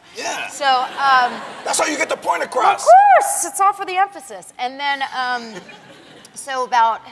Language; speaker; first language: English; native; English